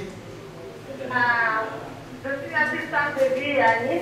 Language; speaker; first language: French; non-native, local second language; Wolof